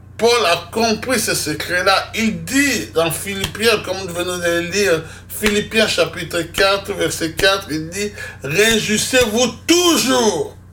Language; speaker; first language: French; non-native, local second language; Lingala